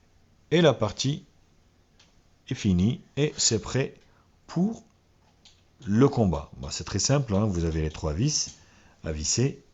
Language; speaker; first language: French; native; French